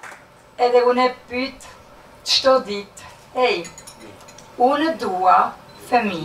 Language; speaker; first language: Albanian; non-native, learner; Swiss German